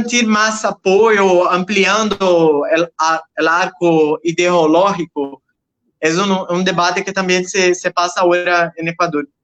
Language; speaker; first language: Spanish; non-native, learner; Portuguese